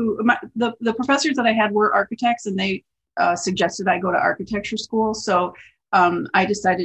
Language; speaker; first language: English; native; English